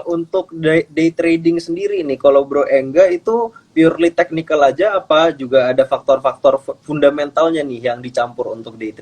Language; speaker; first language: Indonesian; native; Indonesian